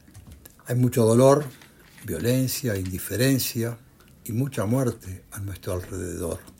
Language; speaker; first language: Spanish; native; Spanish